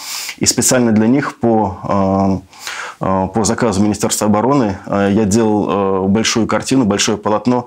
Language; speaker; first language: Russian; native; Russian